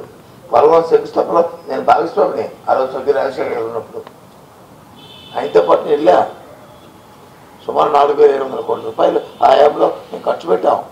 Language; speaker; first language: Telugu; native; Telugu